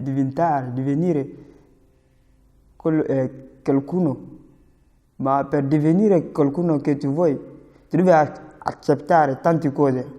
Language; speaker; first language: Italian; non-native, learner; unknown